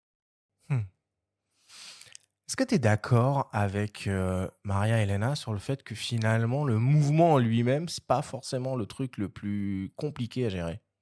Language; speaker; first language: French; native; French